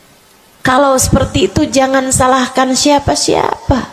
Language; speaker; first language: Indonesian; native; Indonesian